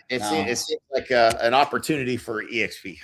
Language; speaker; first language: English; native; English